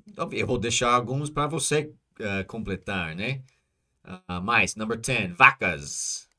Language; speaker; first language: Portuguese; non-native, fluent; English